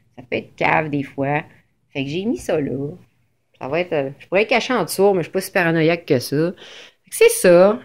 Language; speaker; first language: French; native; French